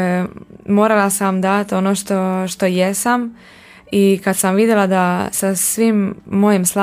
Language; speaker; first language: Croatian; non-native, local second language; Hungarian